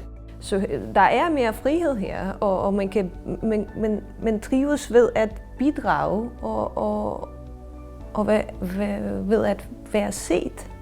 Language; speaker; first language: Danish; non-native, fluent; Ukrainian